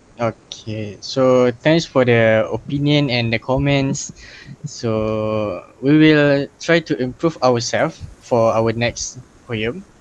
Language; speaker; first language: English; non-native, local second language; Malay